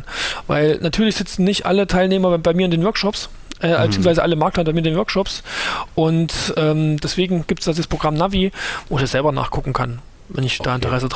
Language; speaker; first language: German; native; German